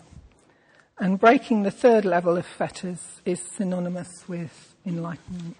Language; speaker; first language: English; native; English